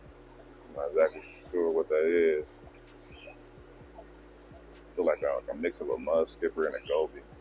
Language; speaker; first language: English; native; English